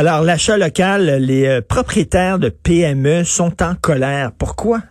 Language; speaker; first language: French; native; French